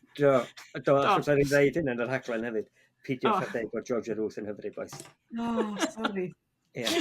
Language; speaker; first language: Welsh; native; Welsh